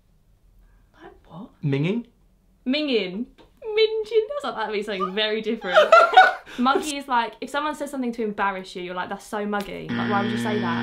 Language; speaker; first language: English; native; English